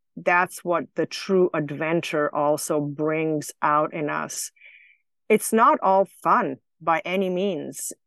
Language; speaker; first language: English; non-native, fluent; Slovenian